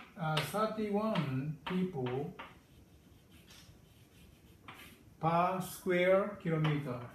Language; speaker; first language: English; non-native, learner; Japanese